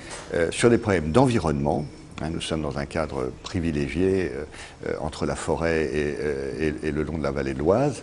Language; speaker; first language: French; native; French